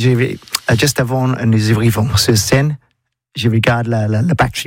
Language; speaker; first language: French; non-native, learner; English